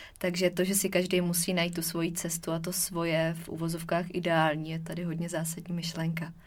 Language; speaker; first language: Czech; native; Czech